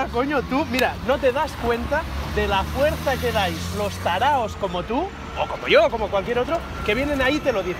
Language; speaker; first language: Spanish; native; Spanish